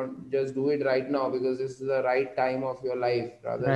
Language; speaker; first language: English; non-native, local second language; Marathi